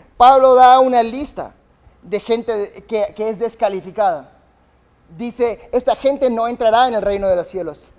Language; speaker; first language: Spanish; early bilingual, other home language; English